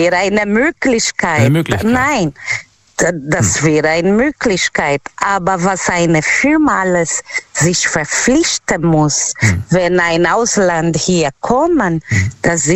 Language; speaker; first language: German; non-native, learner; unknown